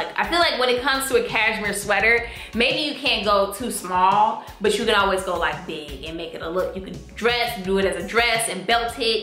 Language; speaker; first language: English; native; English